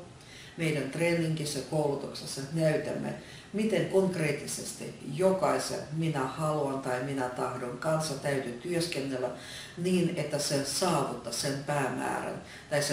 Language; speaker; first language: Finnish; non-native, fluent; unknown